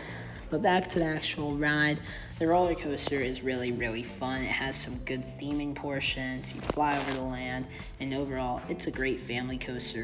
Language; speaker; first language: English; native; English